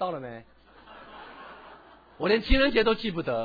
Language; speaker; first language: Chinese; native; Chinese